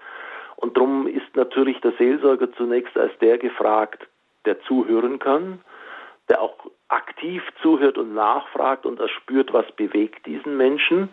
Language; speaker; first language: German; native; German